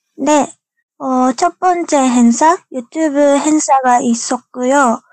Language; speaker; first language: Korean; non-native, fluent; Japanese